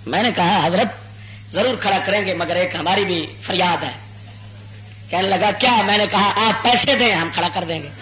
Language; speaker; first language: Urdu; non-native, local second language; Punjabi